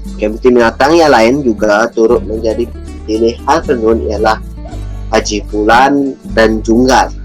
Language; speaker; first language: Malay; non-native, local second language; Iban